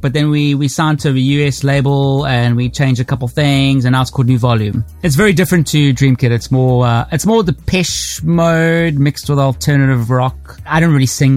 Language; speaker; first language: English; native; English